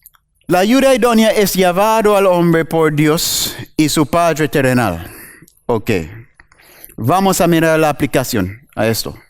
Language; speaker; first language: Spanish; non-native, learner; English